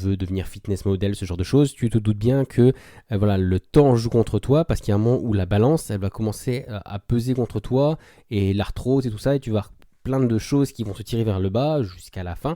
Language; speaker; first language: French; native; French